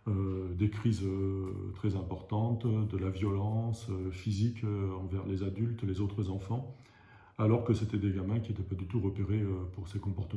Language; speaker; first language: French; native; French